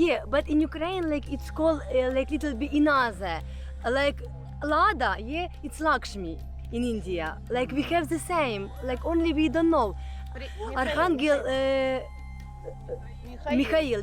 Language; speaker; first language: English; non-native, learner; Ukrainian